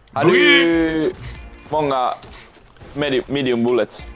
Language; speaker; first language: Swedish; non-native, local second language; Finnish